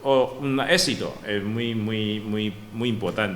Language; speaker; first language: Spanish; non-native, learner; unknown